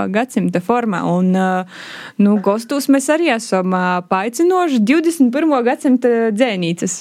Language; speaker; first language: Latvian; native; Latvian